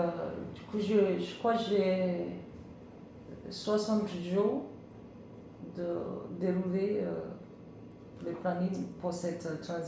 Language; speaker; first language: French; non-native, learner; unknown